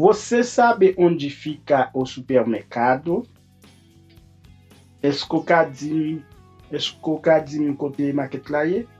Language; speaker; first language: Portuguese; non-native, fluent; Haitian Creole